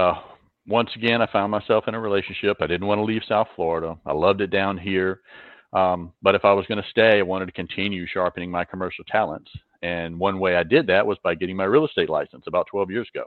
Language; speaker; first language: English; native; English